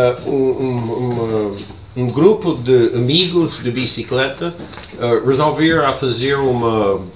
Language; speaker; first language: Portuguese; non-native, learner; English